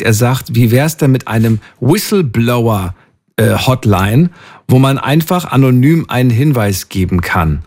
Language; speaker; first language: German; native; German